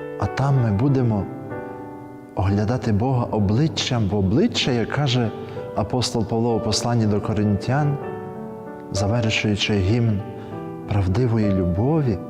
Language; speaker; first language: Ukrainian; native; Ukrainian